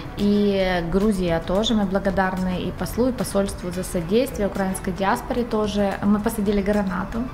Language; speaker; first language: Russian; non-native, local second language; Ukrainian